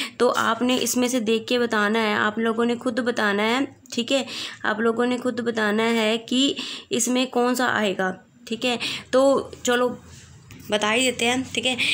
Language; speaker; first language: Hindi; non-native, local second language; Punjabi